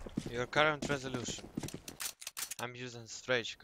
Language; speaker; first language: English; non-native, fluent; Russian